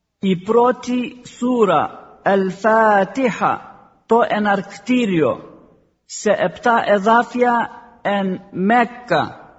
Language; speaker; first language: Greek; non-native, fluent; Arabic